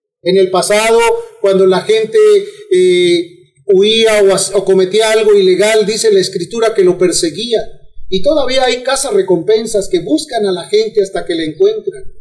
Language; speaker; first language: Spanish; native; Spanish